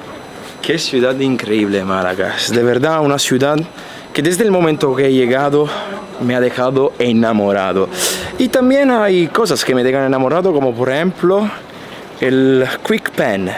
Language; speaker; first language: Spanish; non-native, fluent; Italian